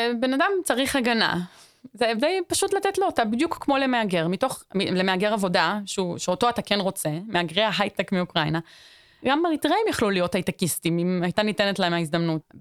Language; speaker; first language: Hebrew; native; Hebrew